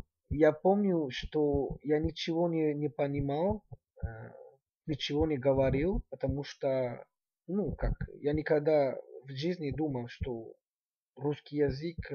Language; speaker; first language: Russian; non-native, learner; Spanish